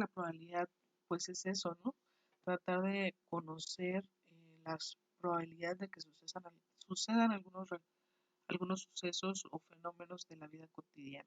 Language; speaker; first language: Spanish; native; Spanish